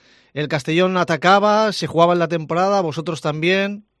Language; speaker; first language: Spanish; native; Spanish